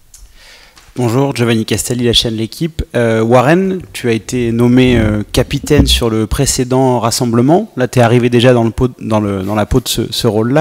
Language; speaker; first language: French; native; French